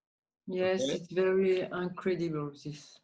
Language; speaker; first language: English; non-native, learner; French